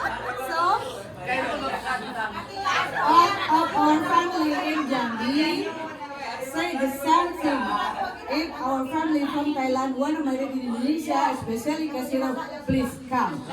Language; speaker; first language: English; non-native, learner; Indonesian